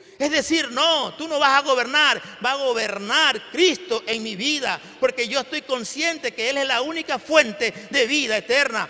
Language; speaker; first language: Spanish; native; Spanish